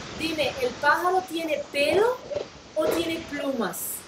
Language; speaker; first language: Spanish; non-native, fluent; English